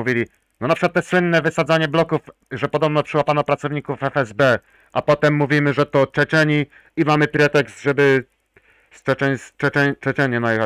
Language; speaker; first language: Polish; native; Polish